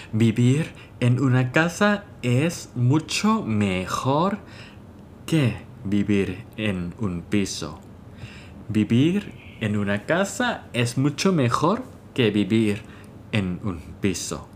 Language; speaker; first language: Spanish; non-native, fluent; Thai